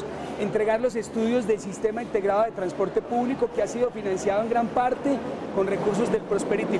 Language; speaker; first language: Spanish; native; Spanish